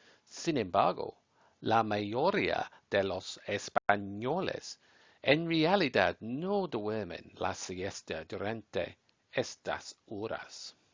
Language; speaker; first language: Spanish; non-native, learner; English